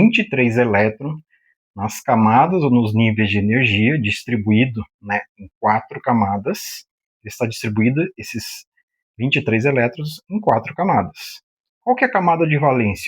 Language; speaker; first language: Portuguese; native; Portuguese